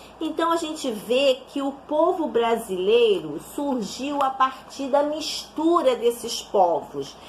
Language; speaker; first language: Portuguese; native; Portuguese